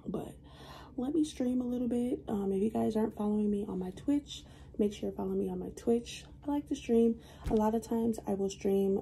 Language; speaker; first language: English; native; English